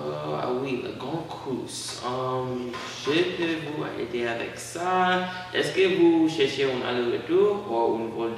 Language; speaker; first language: French; non-native, learner; English